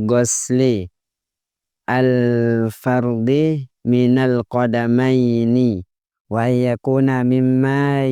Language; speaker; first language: Arabic; non-native, learner; Indonesian